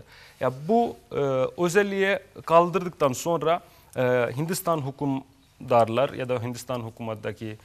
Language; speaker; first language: Turkish; non-native, fluent; Kashmiri